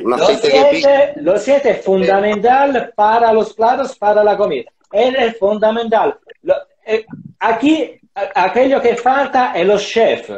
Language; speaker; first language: Spanish; non-native, learner; Italian